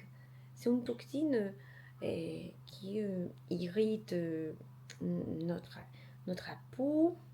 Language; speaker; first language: French; non-native, learner; Polish